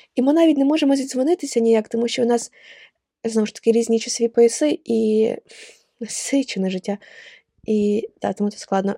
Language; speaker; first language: Ukrainian; non-native, local second language; Russian